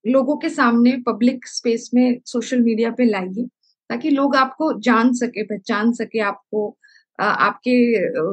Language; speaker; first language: Hindi; non-native, local second language; Malayalam